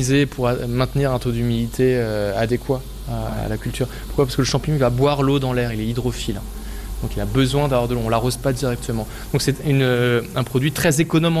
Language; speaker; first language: French; native; French